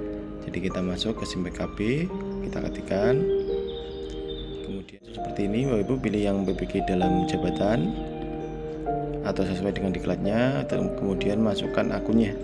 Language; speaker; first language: Indonesian; native; Indonesian